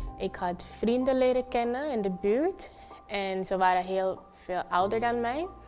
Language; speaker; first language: Dutch; non-native, local second language; Papiamento